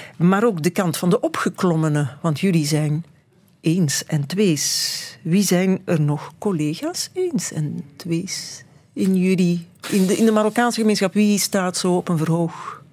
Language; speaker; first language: Dutch; native; Dutch